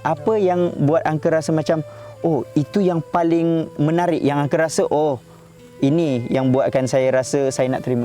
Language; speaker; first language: Malay; native; Malay